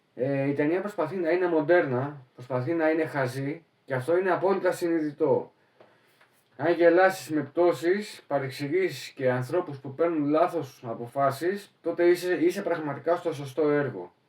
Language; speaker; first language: Greek; native; Greek